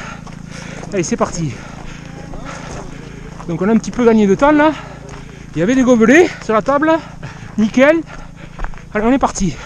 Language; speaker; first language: French; native; French